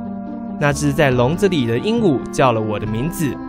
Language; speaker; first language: Chinese; native; Chinese